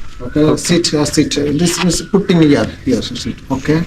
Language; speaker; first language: English; non-native, learner; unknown